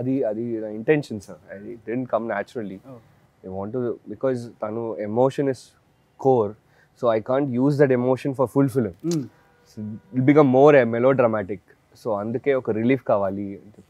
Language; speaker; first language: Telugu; non-native, learner; Tamil